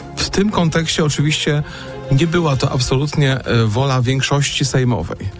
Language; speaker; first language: Polish; native; Polish